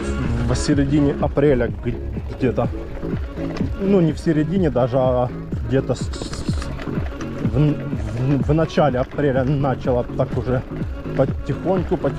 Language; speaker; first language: Russian; native; Russian